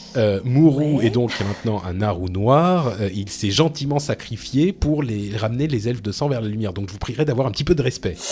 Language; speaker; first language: French; native; French